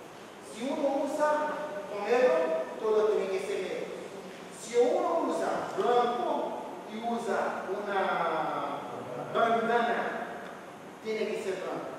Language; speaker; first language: Spanish; non-native, fluent; Portuguese